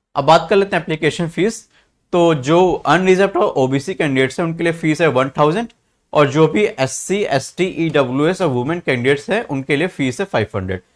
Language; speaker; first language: Hindi; native; Hindi